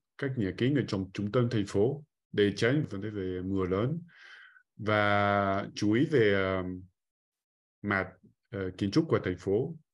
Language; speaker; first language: Vietnamese; non-native, fluent; French